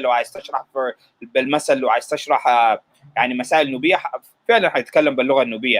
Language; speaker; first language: Arabic; native; Arabic